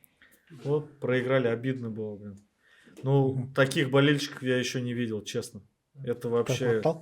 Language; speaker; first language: Russian; native; Russian